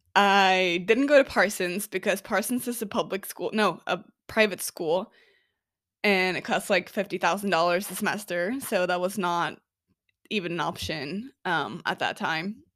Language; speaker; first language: English; non-native, fluent; Norwegian